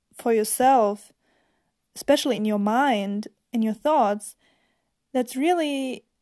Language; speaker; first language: English; non-native, fluent; German